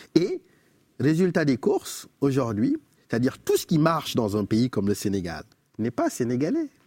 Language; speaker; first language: French; non-native, local second language; Wolof